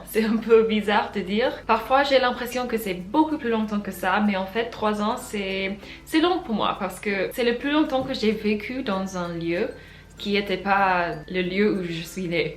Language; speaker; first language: French; non-native, fluent; English